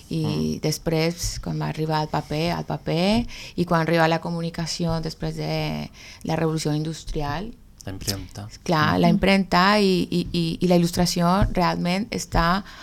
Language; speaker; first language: Catalan; non-native, fluent; Spanish